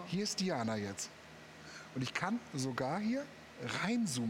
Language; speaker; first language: German; native; German